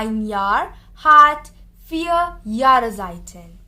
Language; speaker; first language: German; non-native, learner; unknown